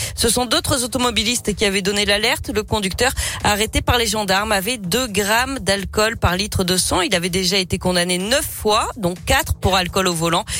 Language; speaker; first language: French; native; French